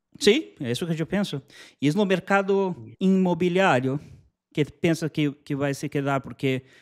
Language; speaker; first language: Spanish; non-native, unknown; Portuguese